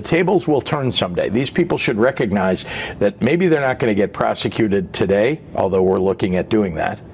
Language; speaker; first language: English; native; English